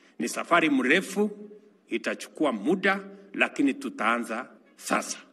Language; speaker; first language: Swahili; non-native, local second language; Kalenjin